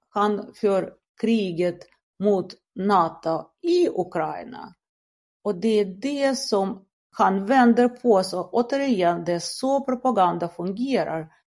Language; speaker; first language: Swedish; non-native, fluent; Russian